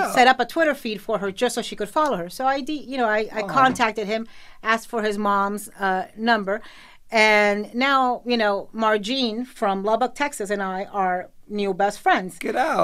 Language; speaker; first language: English; native; English